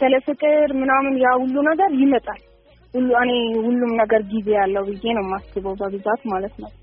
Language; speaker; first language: Amharic; non-native, local second language; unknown